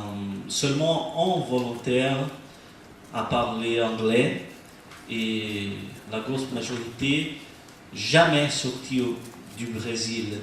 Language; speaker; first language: French; non-native, learner; Portuguese